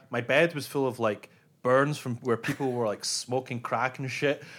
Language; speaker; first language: English; native; English